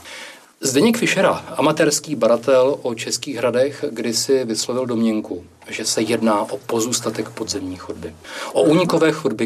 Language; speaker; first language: Czech; native; Czech